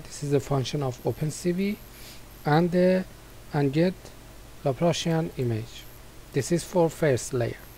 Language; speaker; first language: English; non-native, fluent; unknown